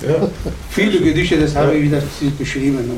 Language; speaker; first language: German; non-native, learner; Arabic